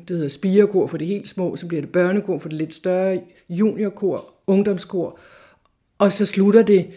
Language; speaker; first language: Danish; native; Danish